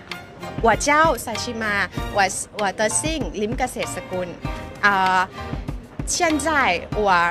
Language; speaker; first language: Chinese; non-native, learner; Thai